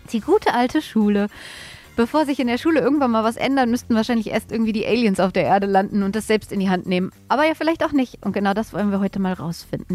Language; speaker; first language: German; native; German